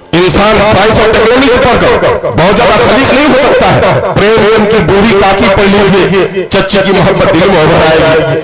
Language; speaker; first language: Urdu; native; Urdu